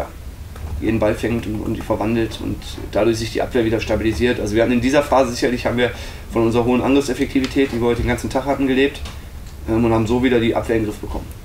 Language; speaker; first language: German; native; German